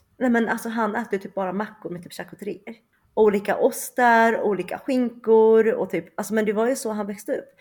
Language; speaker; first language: Swedish; early bilingual, other home language; Chinese